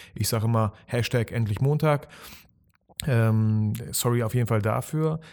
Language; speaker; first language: German; early bilingual, other home language; Russian